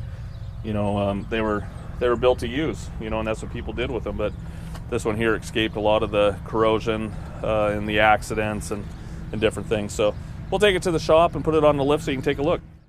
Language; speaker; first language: English; native; English